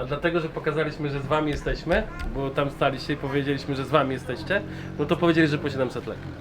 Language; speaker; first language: Polish; native; Polish